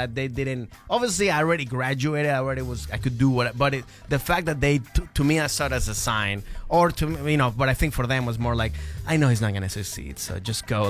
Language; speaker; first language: English; native; English